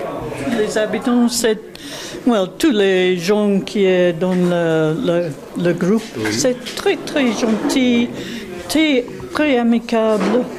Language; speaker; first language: French; non-native, learner; English